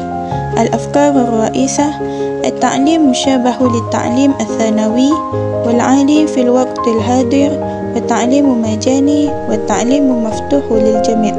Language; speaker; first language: Arabic; non-native, learner; Malay